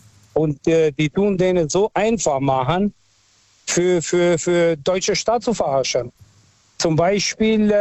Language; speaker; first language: German; early bilingual, other home language; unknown